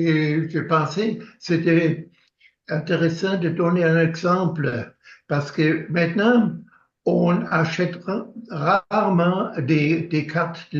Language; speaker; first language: French; non-native, learner; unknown